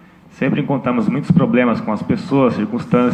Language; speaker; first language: Portuguese; native; Portuguese